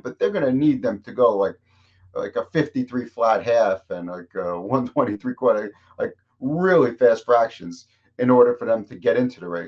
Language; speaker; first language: English; native; English